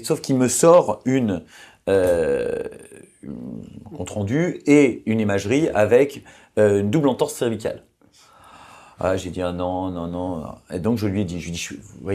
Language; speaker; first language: French; native; French